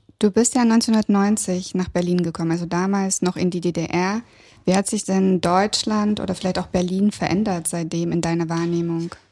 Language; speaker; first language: German; early bilingual, other home language; Russian